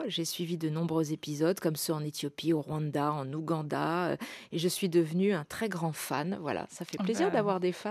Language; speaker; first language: French; native; French